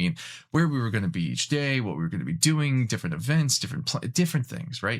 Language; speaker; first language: English; native; English